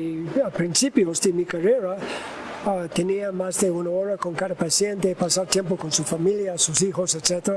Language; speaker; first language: Spanish; non-native, learner; English